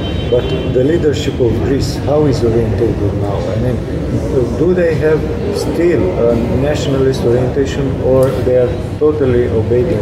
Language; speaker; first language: English; non-native, fluent; Romanian